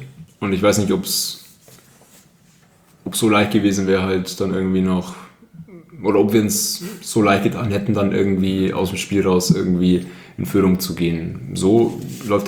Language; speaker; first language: German; native; German